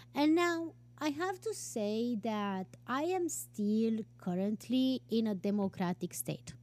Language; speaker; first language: English; non-native, fluent; Romanian